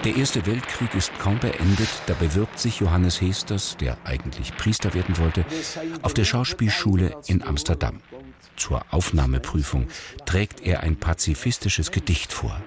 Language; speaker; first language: German; native; German